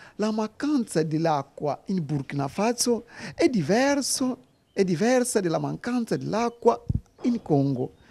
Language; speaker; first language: Italian; non-native, fluent; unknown